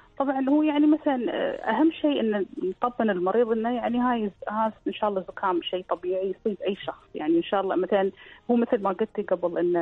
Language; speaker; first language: Arabic; native; Arabic